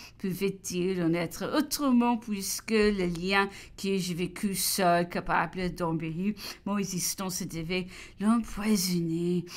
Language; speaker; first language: French; non-native, fluent; English